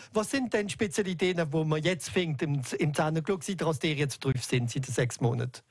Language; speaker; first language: German; native; German